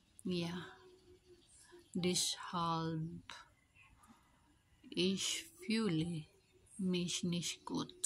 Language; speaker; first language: German; non-native, learner; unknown